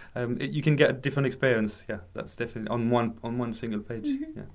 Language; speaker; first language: English; non-native, fluent; French